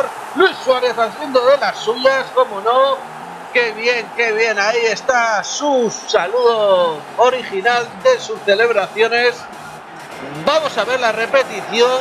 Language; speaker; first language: Spanish; native; Spanish